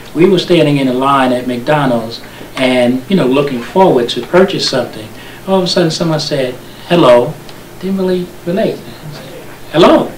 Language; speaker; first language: English; native; English